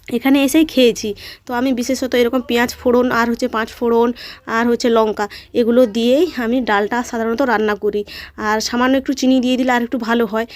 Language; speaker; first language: Bangla; native; Bangla